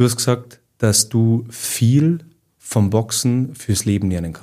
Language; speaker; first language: German; native; German